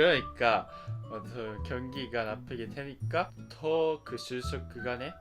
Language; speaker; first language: Korean; non-native, learner; Japanese